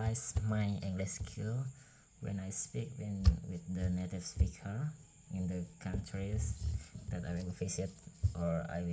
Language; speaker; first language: English; non-native, learner; Indonesian